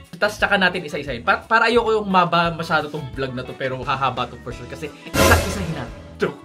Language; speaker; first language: Filipino; native; Filipino